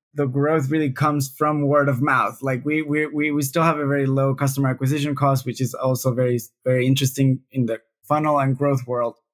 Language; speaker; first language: English; non-native, fluent; Spanish